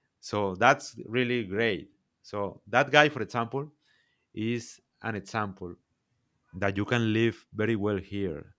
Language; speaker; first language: English; non-native, learner; Spanish